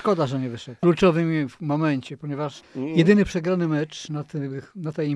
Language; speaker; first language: Polish; native; Polish